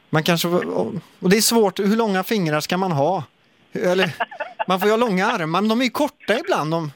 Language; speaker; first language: Swedish; native; Swedish